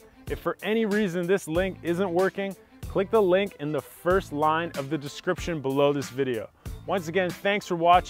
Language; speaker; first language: English; native; English